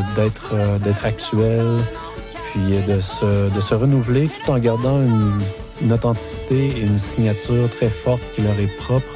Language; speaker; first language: French; native; French